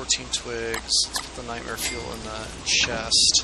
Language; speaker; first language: English; native; English